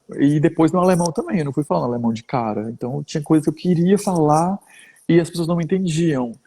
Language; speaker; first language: Portuguese; native; Portuguese